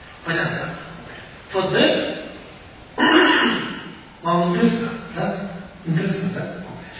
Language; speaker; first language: Russian; non-native, learner; Tibetan